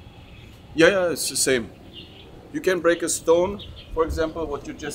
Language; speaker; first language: English; non-native, fluent; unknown